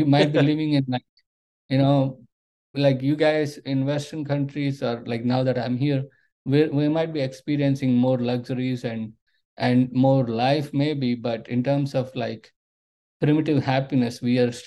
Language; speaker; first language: English; non-native, local second language; Telugu